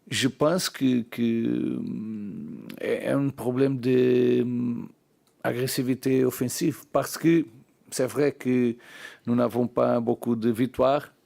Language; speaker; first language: French; non-native, learner; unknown